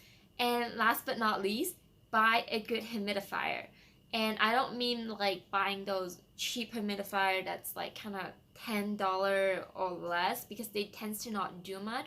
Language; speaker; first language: English; non-native, fluent; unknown